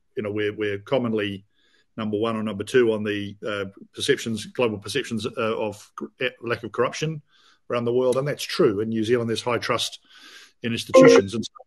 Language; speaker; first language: English; native; English